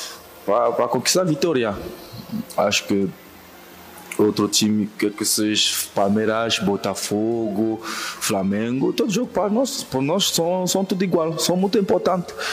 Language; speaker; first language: Portuguese; non-native, fluent; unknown